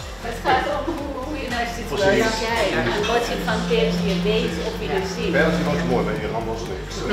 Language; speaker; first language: Dutch; non-native, fluent; Persian